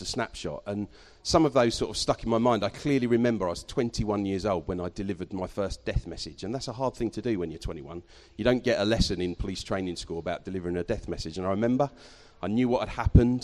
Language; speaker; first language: English; native; English